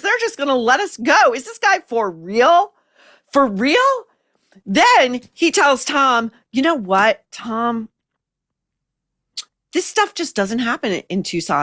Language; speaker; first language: English; native; English